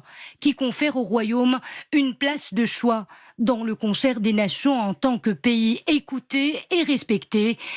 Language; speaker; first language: French; non-native, local second language; Arabic